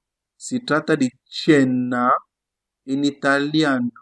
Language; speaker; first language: Italian; non-native, fluent; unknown